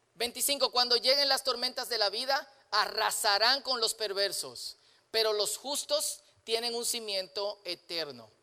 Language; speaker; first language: Spanish; native; Spanish